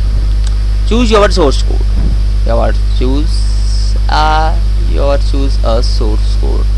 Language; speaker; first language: English; non-native, learner; Hindi